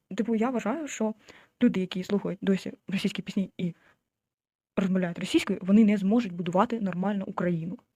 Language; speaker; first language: Ukrainian; non-native, local second language; Russian